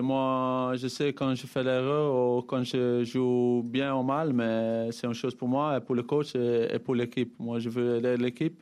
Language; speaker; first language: French; non-native, fluent; Dutch